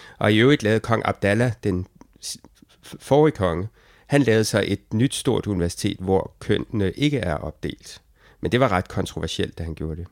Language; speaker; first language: Danish; native; Danish